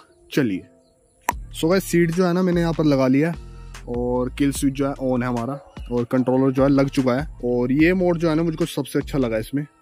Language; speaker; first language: Hindi; native; Hindi